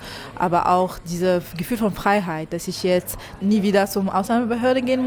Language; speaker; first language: German; non-native, fluent; Arabic